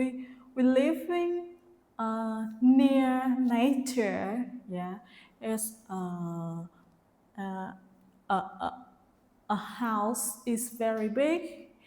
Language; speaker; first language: English; non-native, learner; Vietnamese